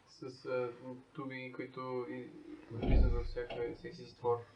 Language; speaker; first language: Bulgarian; native; Bulgarian